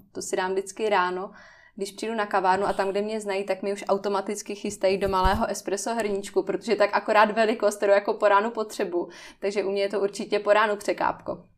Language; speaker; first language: Czech; native; Czech